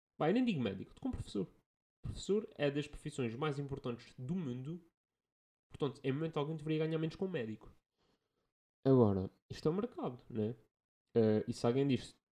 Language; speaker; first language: Portuguese; native; Portuguese